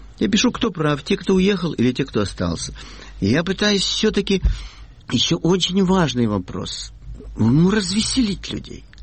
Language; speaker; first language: Russian; native; Russian